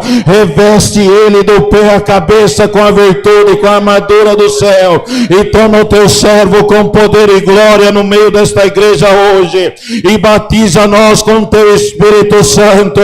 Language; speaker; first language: Portuguese; native; Portuguese